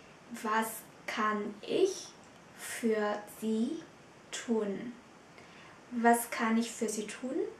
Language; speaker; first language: German; non-native, fluent; Vietnamese